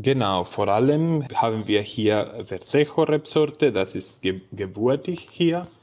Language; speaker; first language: German; non-native, fluent; Spanish